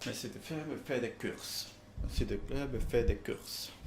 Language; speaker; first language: French; non-native, learner; Spanish